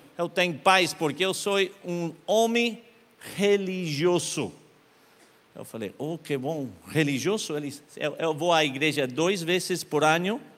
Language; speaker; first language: Portuguese; non-native, learner; Spanish